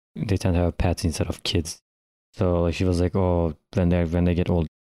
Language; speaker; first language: English; non-native, fluent; Turkish